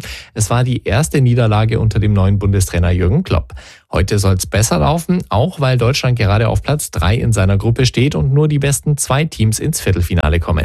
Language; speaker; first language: German; native; German